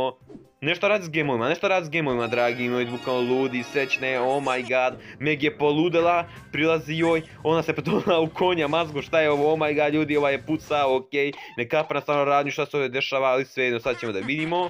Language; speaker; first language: Serbian; native; Serbian